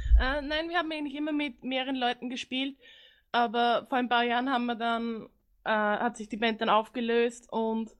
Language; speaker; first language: German; native; German